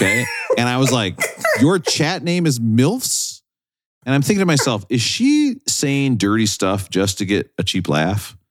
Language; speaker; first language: English; native; English